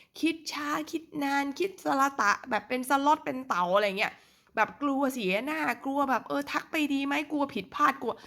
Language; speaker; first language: Thai; native; Thai